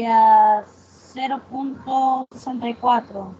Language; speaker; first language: Spanish; native; Spanish